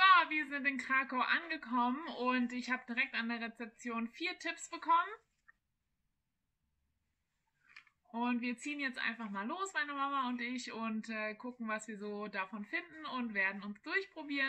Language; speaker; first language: German; native; German